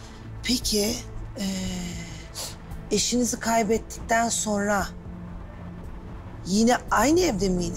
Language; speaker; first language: Turkish; native; Turkish